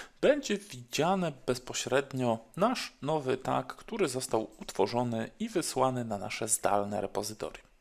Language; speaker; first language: Polish; native; Polish